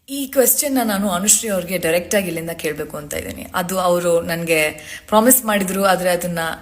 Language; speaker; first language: Kannada; native; Kannada